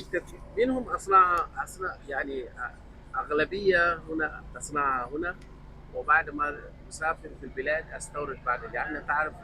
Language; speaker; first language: Arabic; non-native, fluent; Tamasheq